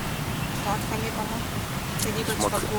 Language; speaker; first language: French; non-native, learner; Vietnamese